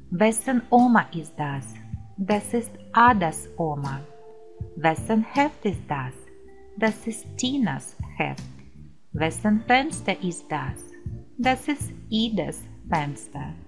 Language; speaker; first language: German; non-native, fluent; Ukrainian